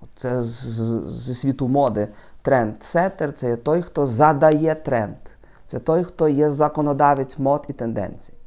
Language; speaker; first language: Ukrainian; native; Ukrainian